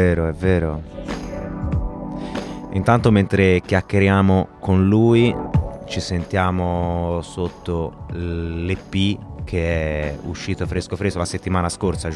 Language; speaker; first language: Italian; native; Italian